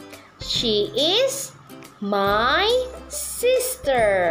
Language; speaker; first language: English; non-native, learner; Indonesian